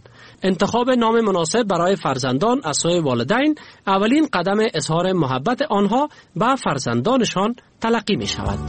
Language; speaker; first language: Persian; native; Persian